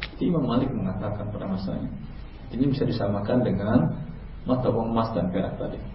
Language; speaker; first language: Indonesian; non-native, local second language; Minangkabau